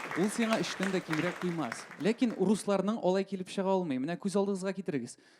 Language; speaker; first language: Tatar; non-native, local second language; Russian